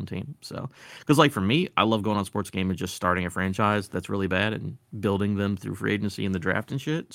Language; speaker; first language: English; native; English